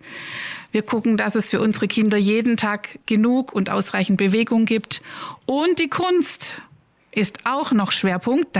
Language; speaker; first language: German; native; German